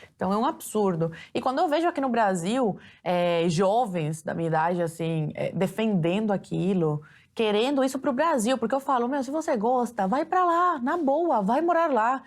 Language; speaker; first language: Portuguese; early bilingual, other home language; Spanish